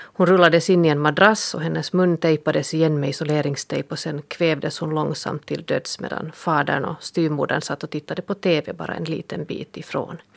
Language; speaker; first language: Swedish; native; Swedish